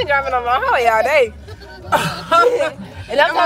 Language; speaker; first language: English; native; English